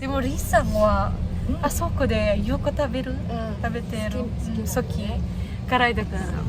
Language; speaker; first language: Japanese; non-native, learner; Filipino